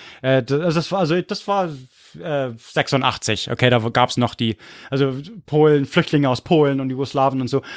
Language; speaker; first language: German; non-native, fluent; English